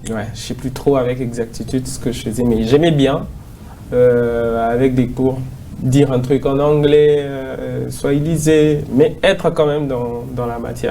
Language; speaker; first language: French; non-native, local second language; Swahili